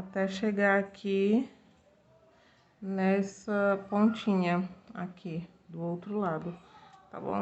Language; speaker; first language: Portuguese; native; Portuguese